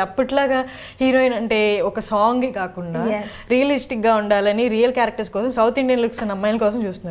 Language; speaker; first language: Telugu; native; Telugu